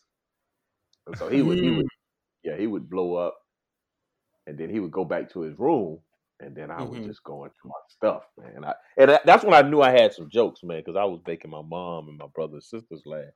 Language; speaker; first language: English; native; English